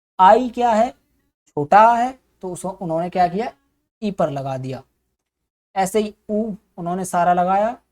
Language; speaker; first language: Hindi; native; Hindi